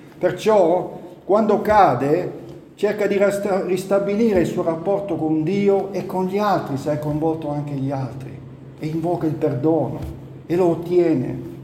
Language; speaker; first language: Italian; native; Italian